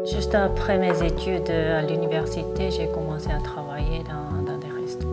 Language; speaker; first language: French; non-native, fluent; Japanese